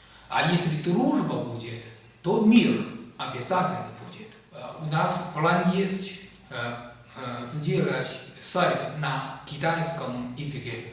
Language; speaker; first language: Russian; non-native, learner; Chinese